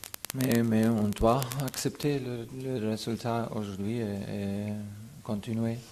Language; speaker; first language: French; non-native, fluent; German